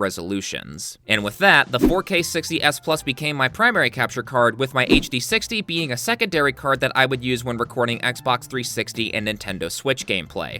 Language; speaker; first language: English; native; English